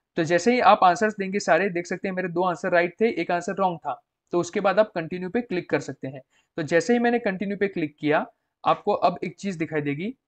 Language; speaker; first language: Hindi; non-native, local second language; Gujarati